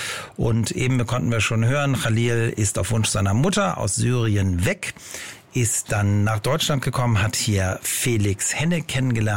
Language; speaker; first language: German; native; German